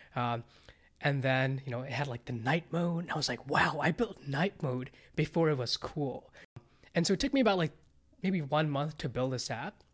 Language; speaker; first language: English; early bilingual, other home language; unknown